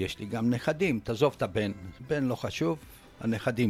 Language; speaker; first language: Hebrew; non-native, fluent; Romanian